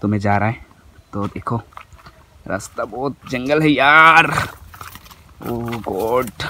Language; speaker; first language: Hindi; non-native, local second language; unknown